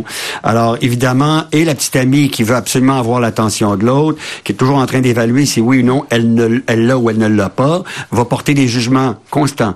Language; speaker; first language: French; native; French